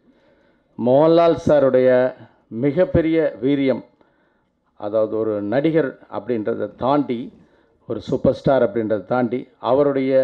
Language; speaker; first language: Tamil; native; Tamil